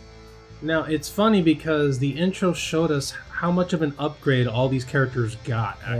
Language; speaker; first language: English; native; English